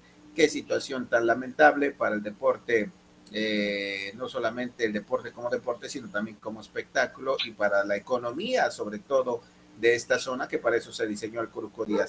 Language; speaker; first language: Spanish; native; Spanish